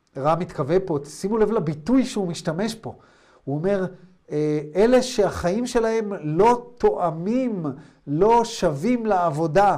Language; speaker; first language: Hebrew; native; Hebrew